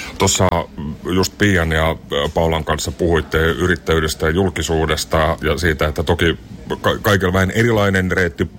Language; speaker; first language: Finnish; native; Finnish